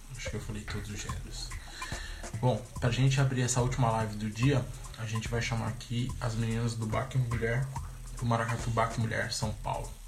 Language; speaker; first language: Portuguese; native; Portuguese